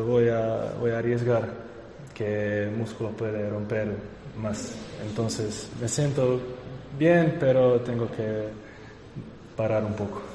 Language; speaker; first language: Spanish; non-native, fluent; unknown